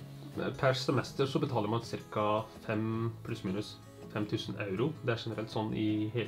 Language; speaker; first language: Norwegian; early bilingual, other home language; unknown